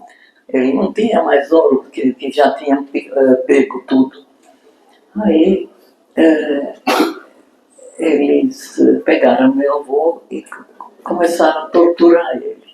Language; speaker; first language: Portuguese; non-native, fluent; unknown